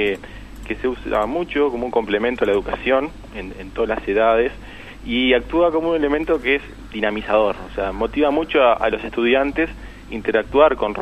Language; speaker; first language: Spanish; native; Spanish